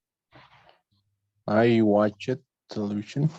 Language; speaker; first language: English; non-native, learner; Spanish